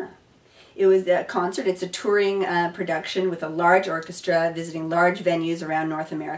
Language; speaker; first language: English; native; English